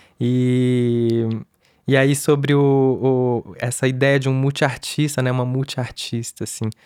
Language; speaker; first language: Portuguese; native; Portuguese